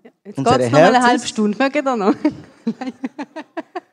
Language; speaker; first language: German; native; German